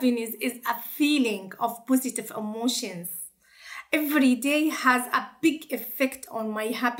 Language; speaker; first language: English; non-native, learner; Arabic